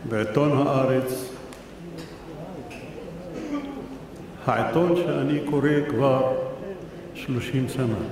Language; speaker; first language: Hebrew; non-native, local second language; Arabic